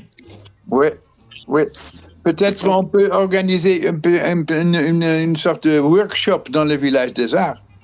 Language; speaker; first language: French; non-native, learner; Dutch